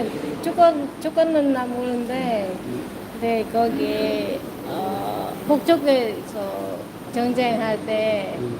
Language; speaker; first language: Korean; non-native, learner; Vietnamese